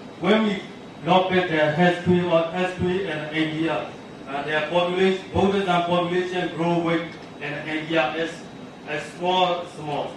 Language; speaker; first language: English; non-native, learner; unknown